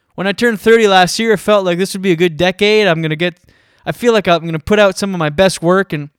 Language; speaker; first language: English; native; English